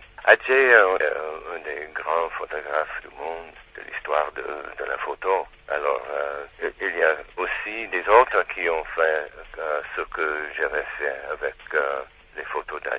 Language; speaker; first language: French; non-native, learner; Czech